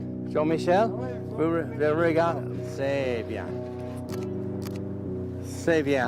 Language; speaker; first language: French; non-native, learner; English